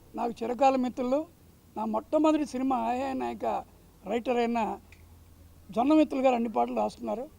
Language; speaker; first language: Telugu; native; Telugu